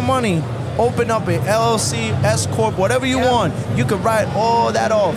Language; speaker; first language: English; early bilingual, other home language; Spanish